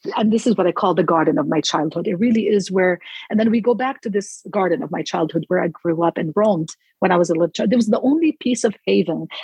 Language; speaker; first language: English; non-native, fluent; Arabic